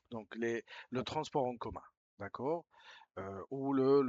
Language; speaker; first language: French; non-native, fluent; Spanish